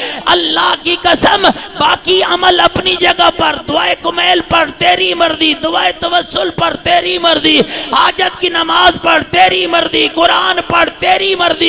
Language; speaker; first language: Urdu; native; Urdu